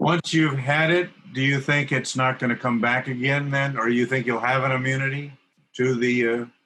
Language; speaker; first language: English; native; English